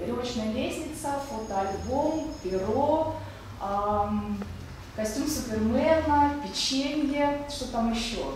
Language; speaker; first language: Russian; native; Russian